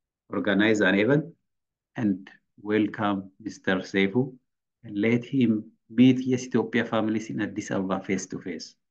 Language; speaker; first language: English; non-native, fluent; Amharic